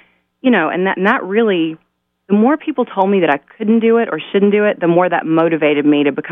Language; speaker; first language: English; native; English